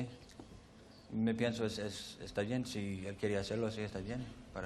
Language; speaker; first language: Spanish; early bilingual, heritage; English